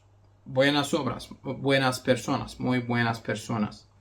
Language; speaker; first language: Spanish; non-native, fluent; Arabic